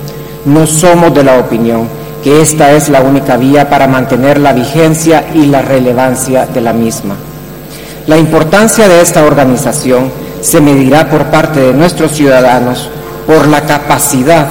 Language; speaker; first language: Spanish; native; Spanish